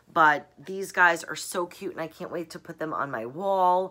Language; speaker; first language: English; native; English